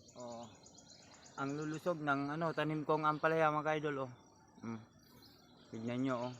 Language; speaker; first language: Filipino; native; Filipino